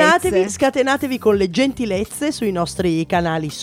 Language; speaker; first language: Italian; native; Italian